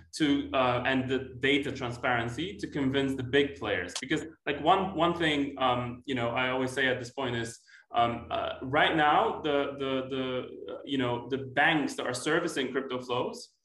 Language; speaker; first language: English; non-native, fluent; Polish